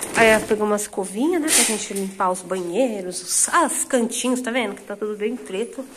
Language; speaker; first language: Portuguese; native; Portuguese